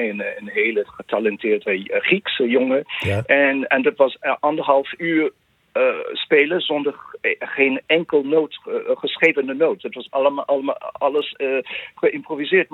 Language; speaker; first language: Dutch; non-native, fluent; English